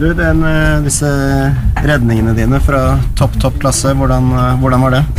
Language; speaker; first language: Norwegian; native; Norwegian